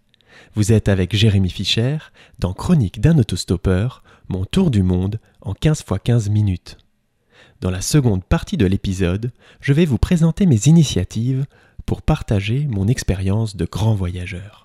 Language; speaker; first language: French; native; French